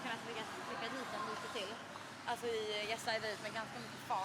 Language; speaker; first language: Swedish; native; Swedish